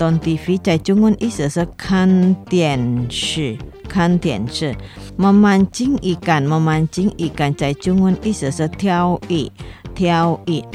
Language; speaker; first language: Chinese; non-native, learner; Indonesian